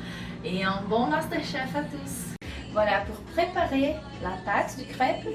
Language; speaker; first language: French; non-native, learner; Portuguese